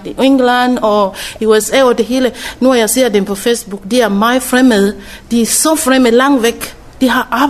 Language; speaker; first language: Danish; non-native, fluent; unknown